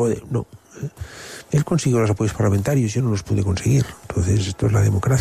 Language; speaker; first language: Spanish; non-native, local second language; Catalan